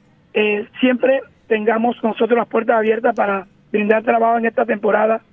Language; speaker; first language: Spanish; native; Spanish